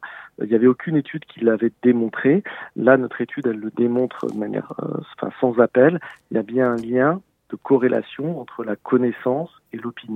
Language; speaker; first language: French; native; French